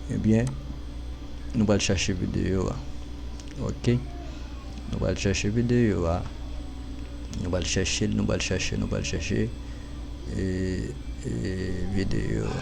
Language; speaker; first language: French; non-native, learner; Haitian Creole